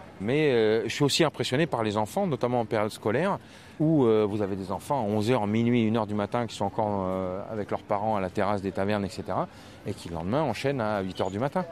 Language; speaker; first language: French; native; French